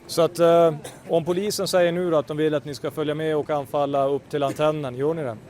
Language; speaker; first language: Swedish; native; Swedish